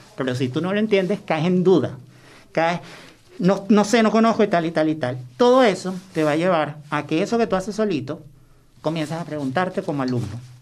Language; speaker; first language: Spanish; native; Spanish